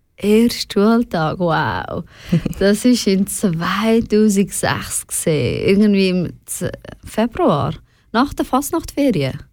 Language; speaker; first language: German; early bilingual, other home language; Persian